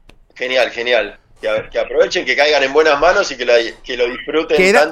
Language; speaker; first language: Spanish; native; Spanish